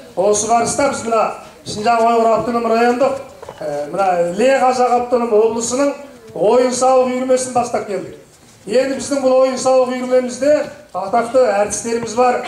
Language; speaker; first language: Kazakh; native; Kazakh